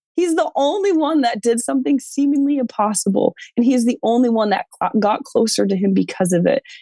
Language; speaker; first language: English; native; English